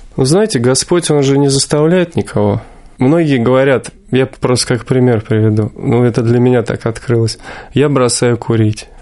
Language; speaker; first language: Russian; native; Russian